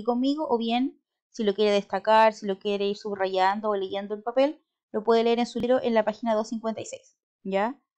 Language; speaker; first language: Spanish; native; Spanish